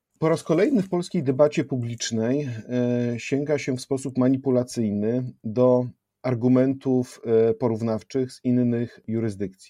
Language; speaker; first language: Polish; native; Polish